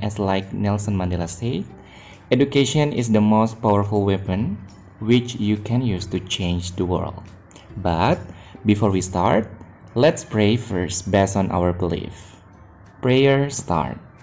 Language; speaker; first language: English; non-native, fluent; Indonesian